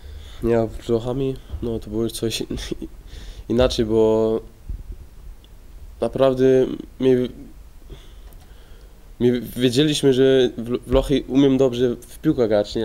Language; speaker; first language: Polish; early bilingual, heritage; Polish